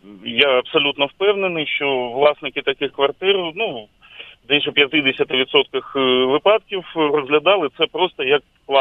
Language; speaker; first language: Ukrainian; native; Ukrainian